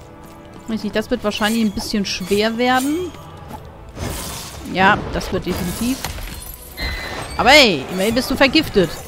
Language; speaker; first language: German; native; German